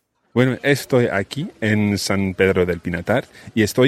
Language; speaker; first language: Spanish; non-native, fluent; English